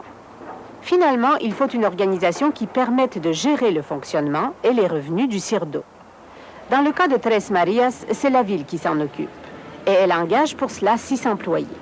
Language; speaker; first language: French; native; French